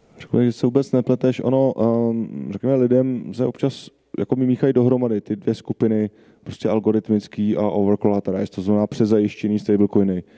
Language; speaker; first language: Czech; native; Czech